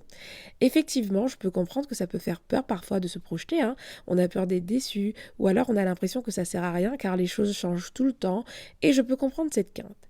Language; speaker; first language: French; native; French